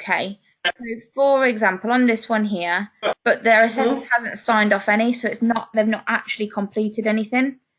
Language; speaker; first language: English; native; English